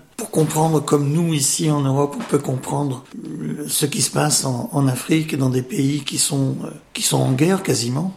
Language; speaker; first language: French; native; French